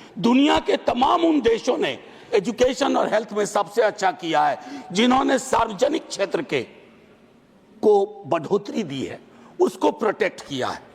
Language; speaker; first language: Hindi; native; Hindi